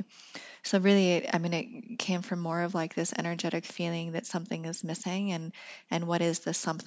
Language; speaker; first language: English; native; English